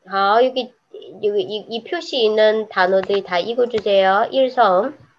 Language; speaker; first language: Korean; non-native, fluent; Chinese